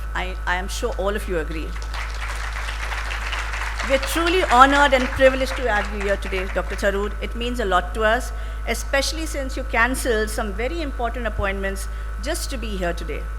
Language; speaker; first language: English; non-native, local second language; Marathi